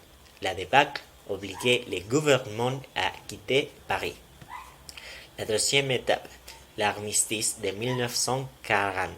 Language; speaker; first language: French; non-native, learner; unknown